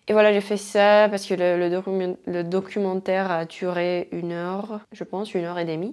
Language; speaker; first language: French; non-native, fluent; Spanish